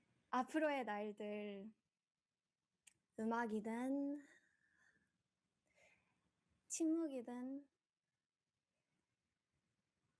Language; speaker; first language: Korean; early bilingual, heritage; Korean